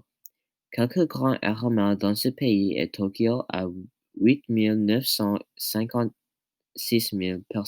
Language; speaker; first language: French; non-native, learner; English